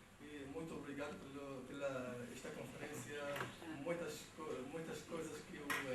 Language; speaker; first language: Portuguese; non-native, learner; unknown